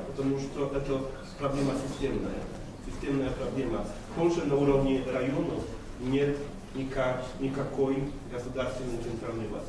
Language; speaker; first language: Russian; non-native, fluent; Polish